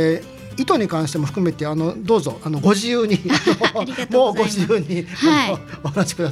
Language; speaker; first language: Japanese; native; Japanese